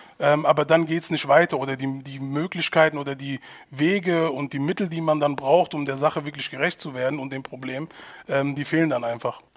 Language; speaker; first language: German; native; German